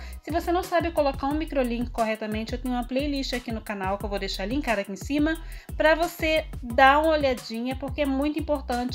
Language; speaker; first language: Portuguese; native; Portuguese